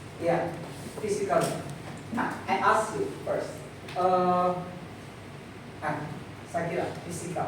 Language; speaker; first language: English; non-native, fluent; Indonesian